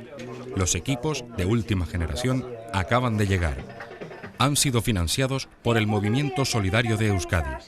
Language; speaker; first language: Spanish; native; Spanish